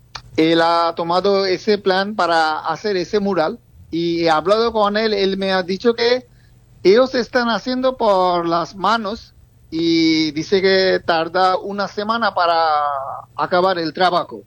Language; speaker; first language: Spanish; non-native, fluent; Bangla